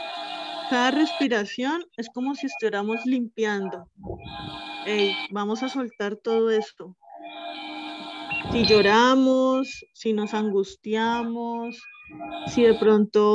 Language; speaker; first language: Spanish; native; Spanish